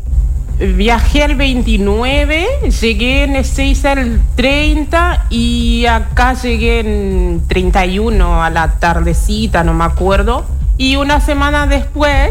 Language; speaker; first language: Spanish; non-native, fluent; Haitian Creole